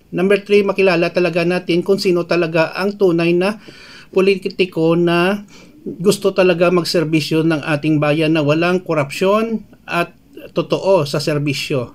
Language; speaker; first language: Filipino; non-native, local second language; Hiligaynon